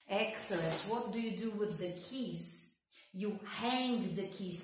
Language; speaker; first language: English; non-native, fluent; Portuguese